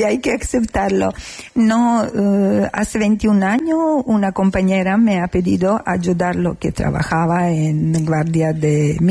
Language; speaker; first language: Spanish; non-native, fluent; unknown